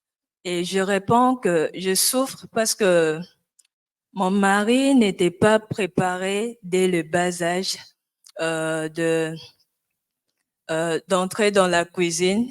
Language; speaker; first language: French; non-native, local second language; Lingala